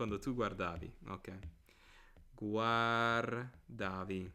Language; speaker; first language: Italian; non-native, fluent; English